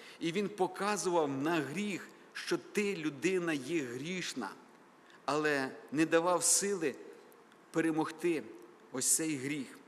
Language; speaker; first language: Ukrainian; native; Ukrainian